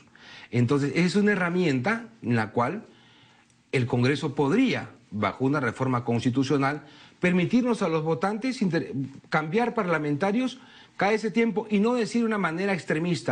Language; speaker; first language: Spanish; native; Spanish